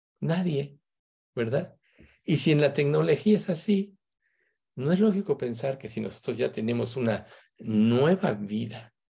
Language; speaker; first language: Spanish; native; Spanish